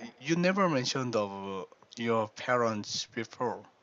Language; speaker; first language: English; non-native, learner; Korean